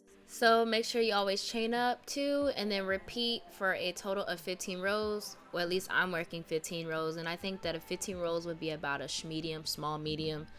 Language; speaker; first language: English; native; English